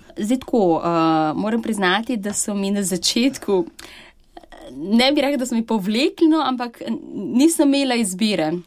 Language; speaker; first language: Slovenian; early bilingual, other home language; Chinese